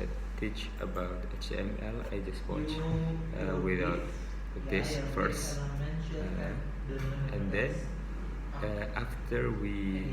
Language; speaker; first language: English; non-native, local second language; Indonesian